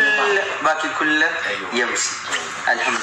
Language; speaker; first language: Arabic; non-native, learner; Malayalam